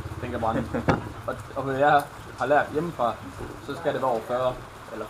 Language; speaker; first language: Danish; native; Danish